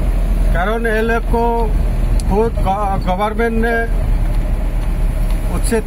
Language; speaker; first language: Hindi; non-native, local second language; Bangla